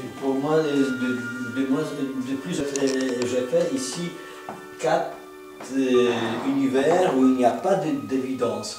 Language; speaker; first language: French; non-native, fluent; Polish